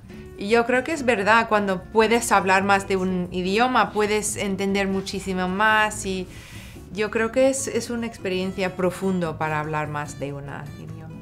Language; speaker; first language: Spanish; non-native, fluent; English